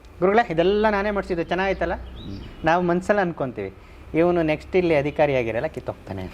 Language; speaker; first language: Kannada; native; Kannada